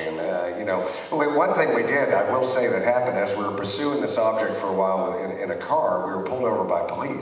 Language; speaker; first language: English; native; English